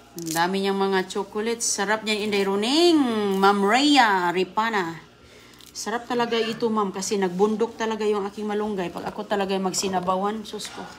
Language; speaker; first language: Filipino; non-native, local second language; Cebuano